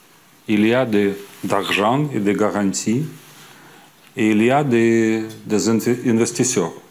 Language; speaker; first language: French; non-native, fluent; Ukrainian